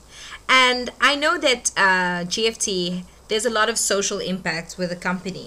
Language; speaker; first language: English; native; English